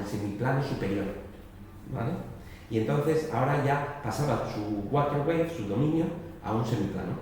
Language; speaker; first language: Spanish; native; Spanish